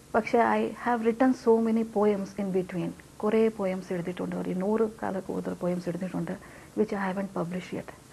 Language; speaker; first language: Malayalam; non-native, local second language; Hindi